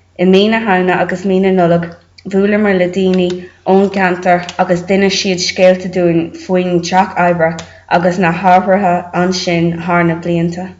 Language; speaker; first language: Irish; non-native, local second language; English